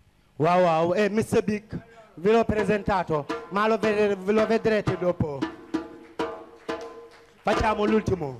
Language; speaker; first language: Italian; non-native, fluent; Wolof